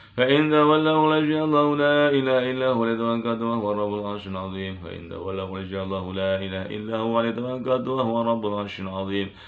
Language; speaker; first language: Arabic; non-native, fluent; Indonesian